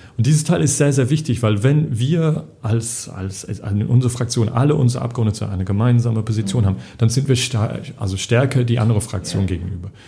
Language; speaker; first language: German; non-native, fluent; English